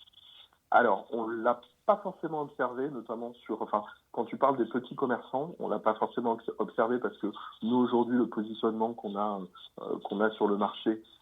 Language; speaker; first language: French; native; French